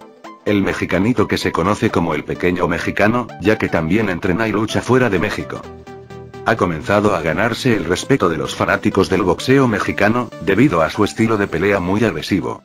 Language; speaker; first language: Spanish; native; Spanish